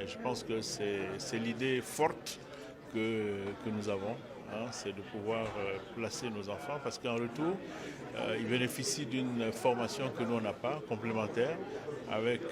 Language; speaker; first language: French; native; French